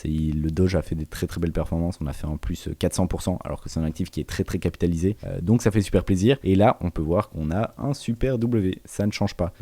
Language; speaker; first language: French; native; French